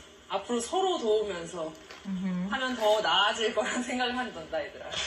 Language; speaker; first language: Korean; native; Korean